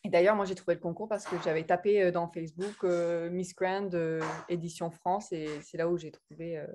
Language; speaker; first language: French; early bilingual, other home language; English